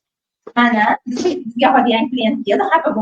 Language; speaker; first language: Russian; non-native, local second language; Uzbek